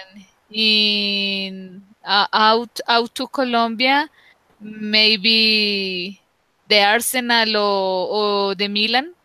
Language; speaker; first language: English; non-native, learner; Spanish